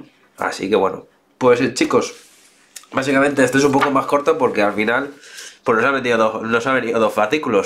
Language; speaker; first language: Spanish; native; Spanish